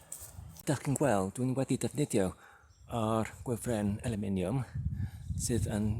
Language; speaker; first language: Welsh; non-native, learner; English